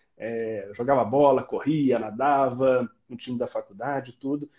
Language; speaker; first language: Portuguese; native; Portuguese